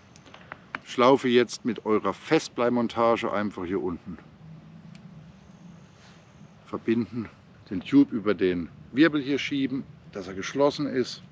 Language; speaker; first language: German; native; German